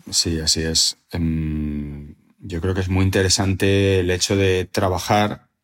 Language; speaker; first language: Spanish; native; Spanish